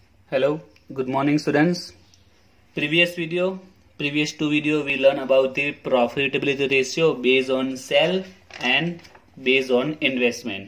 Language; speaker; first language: English; non-native, local second language; Gujarati